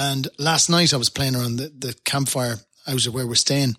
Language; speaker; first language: English; native; English